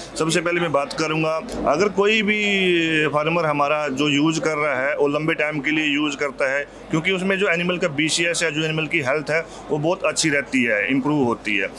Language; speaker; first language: Hindi; native; Hindi